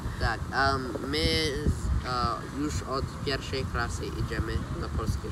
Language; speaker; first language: Polish; early bilingual, heritage; Polish